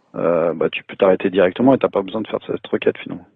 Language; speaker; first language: French; native; French